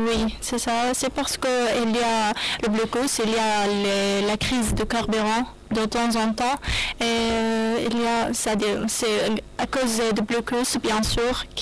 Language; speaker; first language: French; non-native, learner; Arabic